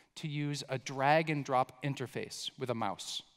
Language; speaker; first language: English; native; English